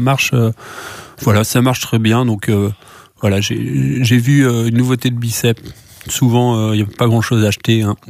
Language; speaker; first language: French; native; French